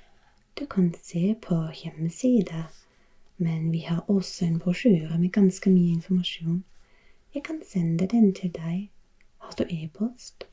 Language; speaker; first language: Norwegian; non-native, learner; German